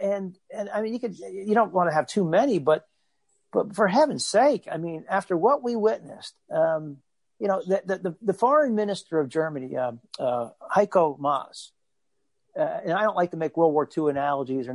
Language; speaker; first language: English; native; English